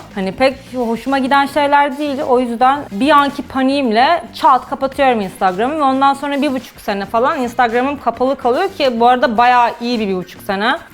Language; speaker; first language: Turkish; early bilingual, heritage; Russian